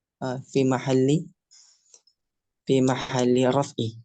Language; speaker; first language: Arabic; non-native, learner; Indonesian